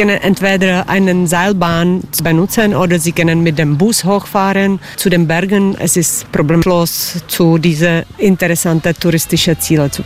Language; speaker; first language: German; non-native, learner; Czech